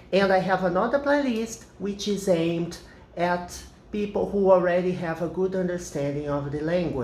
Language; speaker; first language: English; non-native, fluent; Portuguese